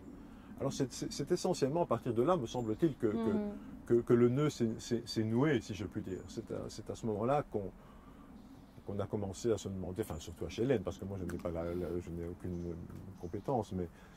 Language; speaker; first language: French; native; French